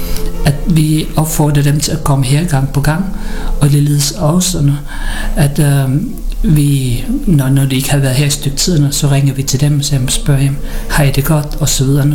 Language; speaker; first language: Danish; non-native, learner; Filipino